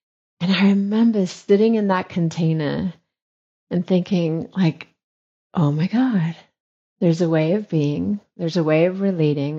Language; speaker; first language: English; native; English